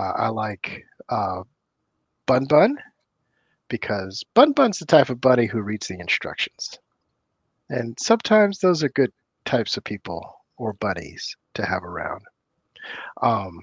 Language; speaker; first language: English; native; English